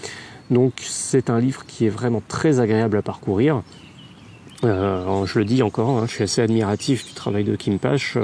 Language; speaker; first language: French; native; French